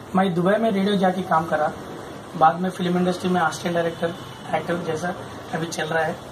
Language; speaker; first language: Hindi; non-native, local second language; Telugu